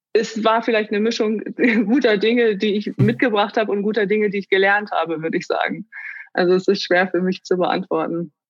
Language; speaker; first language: German; native; German